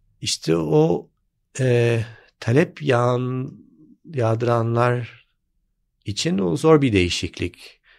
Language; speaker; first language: Turkish; early bilingual, heritage; Turkish